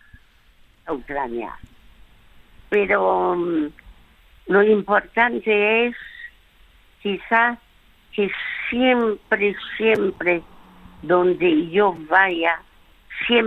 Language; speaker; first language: Spanish; early bilingual, other home language; French